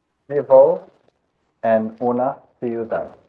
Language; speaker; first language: Spanish; non-native, fluent; English